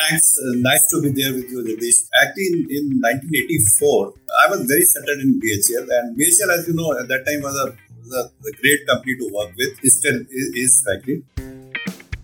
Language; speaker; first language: English; non-native, local second language; Punjabi